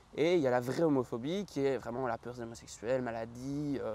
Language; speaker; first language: French; native; French